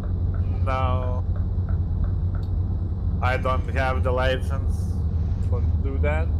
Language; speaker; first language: English; non-native, learner; Lithuanian